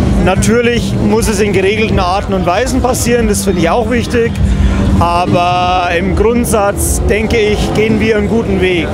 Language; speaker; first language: German; native; German